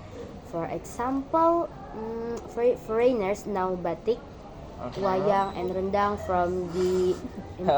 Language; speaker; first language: English; non-native, learner; Indonesian